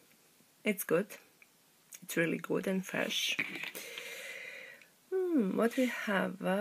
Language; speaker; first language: English; non-native, learner; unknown